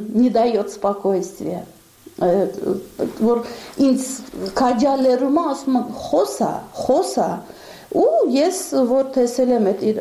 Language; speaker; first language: Armenian; non-native, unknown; Uzbek